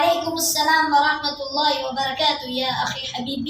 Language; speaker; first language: Arabic; non-native, learner; Urdu